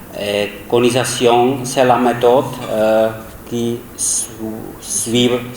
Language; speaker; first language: French; non-native, learner; Czech